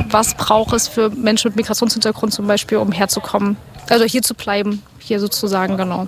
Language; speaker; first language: German; native; German